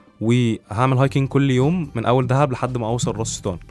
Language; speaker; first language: Arabic; native; Arabic